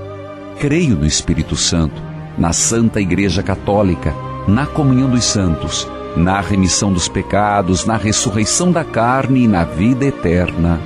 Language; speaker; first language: Portuguese; native; Portuguese